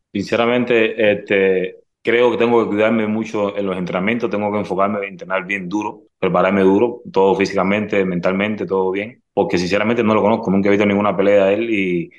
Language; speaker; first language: Spanish; native; Spanish